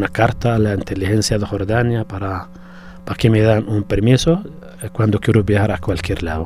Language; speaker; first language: Spanish; non-native, fluent; Arabic